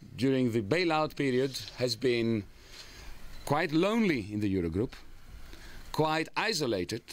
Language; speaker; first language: English; non-native, fluent; Greek